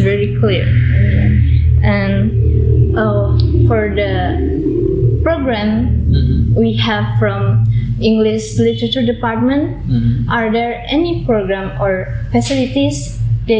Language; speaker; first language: English; non-native, learner; Indonesian